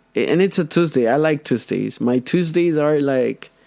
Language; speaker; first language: English; non-native, fluent; Spanish